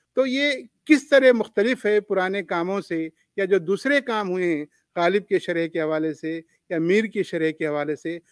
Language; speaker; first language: Urdu; native; Urdu